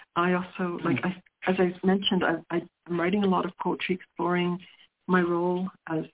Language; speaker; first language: English; early bilingual, other home language; Sicilian